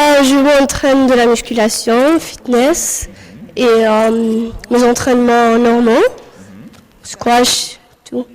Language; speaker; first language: French; non-native, fluent; Arabic